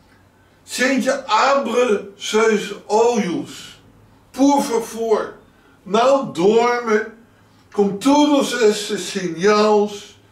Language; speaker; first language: Portuguese; non-native, learner; Dutch